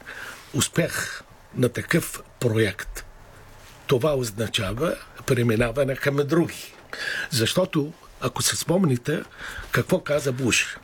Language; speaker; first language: Bulgarian; non-native, fluent; Arabic